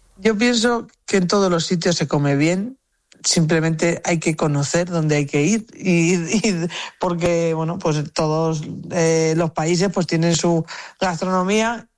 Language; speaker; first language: Spanish; native; Spanish